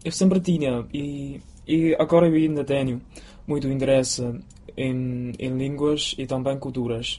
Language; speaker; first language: Portuguese; non-native, fluent; Chinese